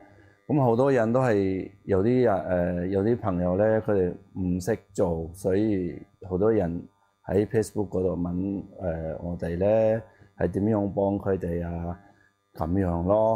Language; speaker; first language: Cantonese; non-native, learner; Tibetan